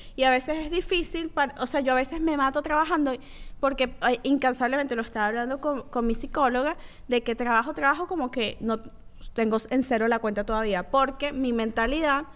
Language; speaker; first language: Spanish; native; Spanish